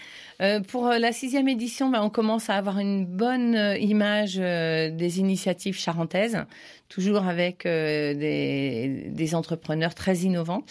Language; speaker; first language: French; native; French